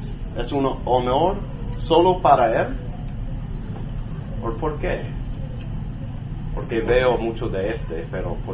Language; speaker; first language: Spanish; non-native, learner; English